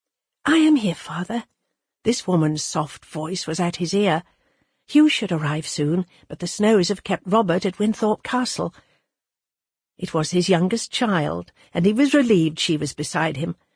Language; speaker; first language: English; native; English